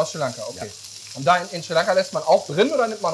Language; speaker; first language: German; native; German